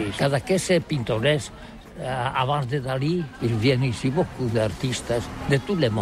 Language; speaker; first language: French; non-native, learner; Catalan